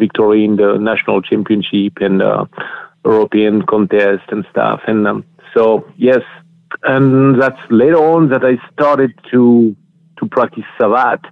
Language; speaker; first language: English; non-native, fluent; French